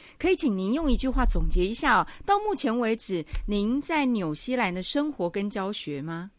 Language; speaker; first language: Chinese; native; Chinese